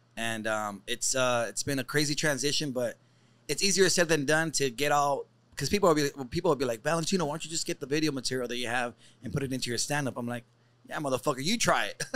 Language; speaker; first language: English; native; English